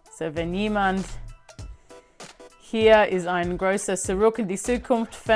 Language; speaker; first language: German; non-native, learner; English